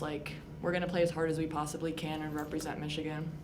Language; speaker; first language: English; native; English